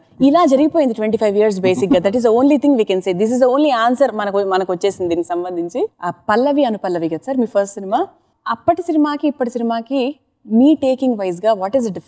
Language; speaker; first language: Telugu; native; Telugu